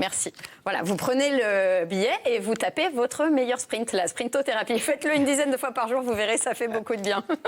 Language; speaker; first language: French; native; French